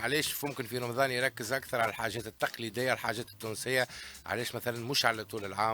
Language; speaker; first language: Arabic; native; Arabic